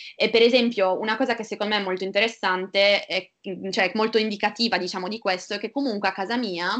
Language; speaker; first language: Italian; native; Italian